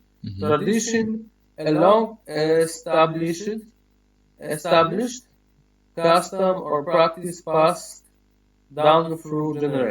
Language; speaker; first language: English; non-native, learner; Polish